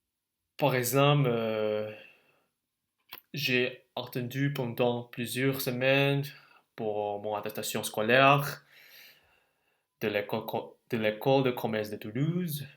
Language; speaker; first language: French; non-native, learner; Indonesian